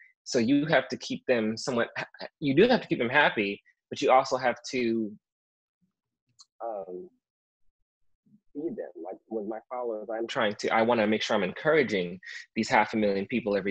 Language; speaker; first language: English; native; English